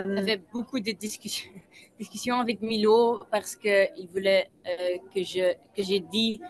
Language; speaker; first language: French; non-native, local second language; Dutch